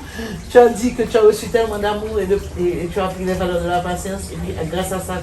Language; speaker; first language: French; non-native, fluent; English